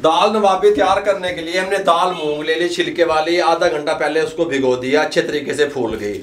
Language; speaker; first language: Hindi; non-native, local second language; Punjabi